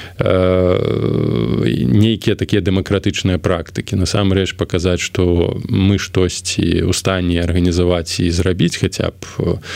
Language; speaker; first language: Belarusian; non-native, local second language; Russian